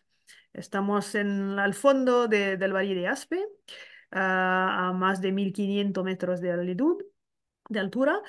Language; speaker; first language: Spanish; non-native, learner; French